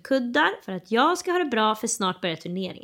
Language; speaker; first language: Swedish; native; Swedish